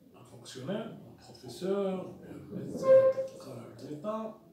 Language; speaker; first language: French; non-native, local second language; Arabic